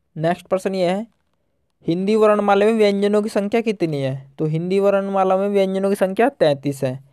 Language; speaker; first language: Hindi; native; Hindi